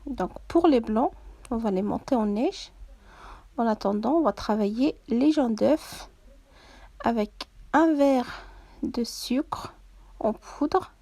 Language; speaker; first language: French; non-native, local second language; Arabic